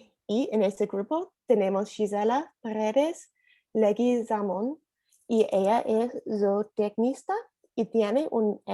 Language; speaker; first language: Spanish; non-native, learner; English